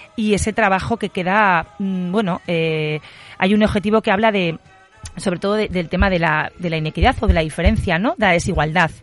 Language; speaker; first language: Spanish; native; Spanish